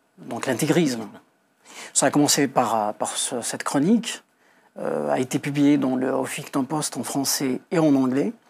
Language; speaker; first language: French; non-native, local second language; Kabyle